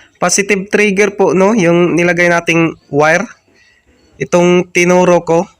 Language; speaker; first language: Filipino; non-native, local second language; Cebuano